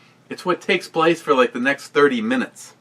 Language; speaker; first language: English; native; English